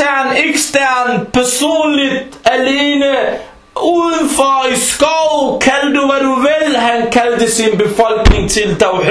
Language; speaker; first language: Danish; early bilingual, other home language; Arabic